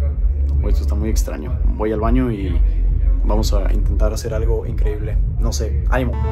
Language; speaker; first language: Spanish; native; Spanish